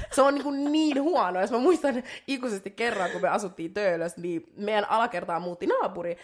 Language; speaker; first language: Finnish; early bilingual, other home language; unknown